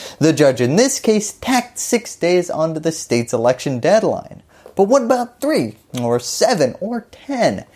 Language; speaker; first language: English; native; English